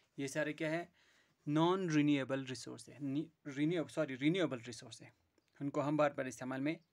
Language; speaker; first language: Hindi; non-native, local second language; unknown